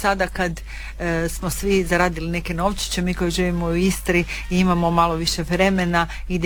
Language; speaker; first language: Serbian; native; Serbian